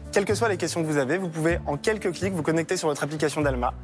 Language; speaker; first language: French; native; French